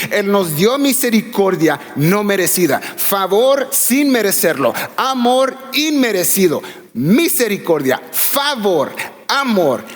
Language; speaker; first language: Spanish; early bilingual, heritage; Spanish